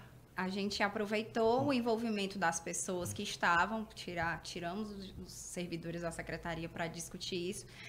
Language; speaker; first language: Portuguese; native; Portuguese